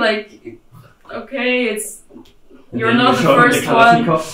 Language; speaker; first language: English; non-native, fluent; Russian